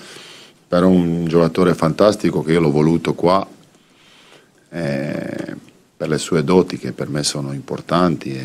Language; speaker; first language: Italian; non-native, fluent; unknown